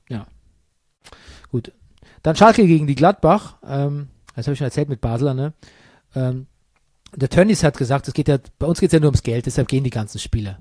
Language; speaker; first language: German; native; German